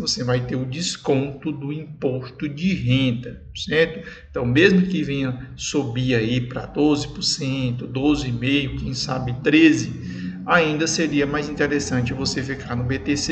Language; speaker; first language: Portuguese; native; Portuguese